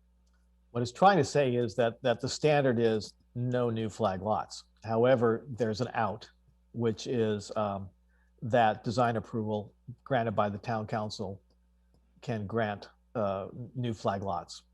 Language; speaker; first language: English; native; English